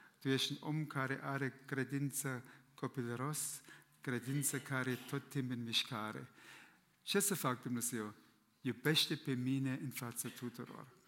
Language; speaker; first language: Romanian; non-native, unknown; German